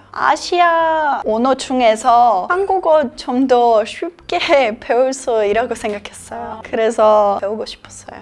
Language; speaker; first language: Korean; non-native, learner; Serbian